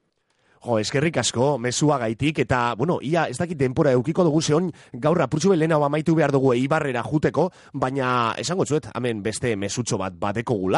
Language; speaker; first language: Basque; native; Basque